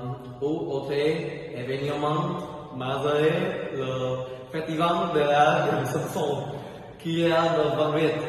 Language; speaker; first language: French; non-native, learner; Vietnamese